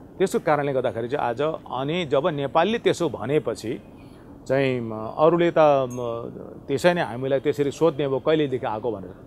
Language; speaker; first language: Nepali; native; Nepali